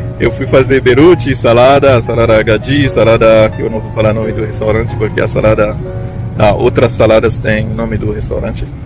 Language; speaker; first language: Portuguese; non-native, fluent; Haitian Creole